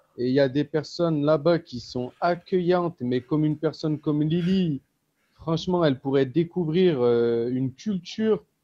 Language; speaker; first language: French; early bilingual, other home language; Kabyle